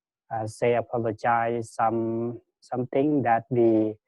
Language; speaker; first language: English; non-native, learner; Lao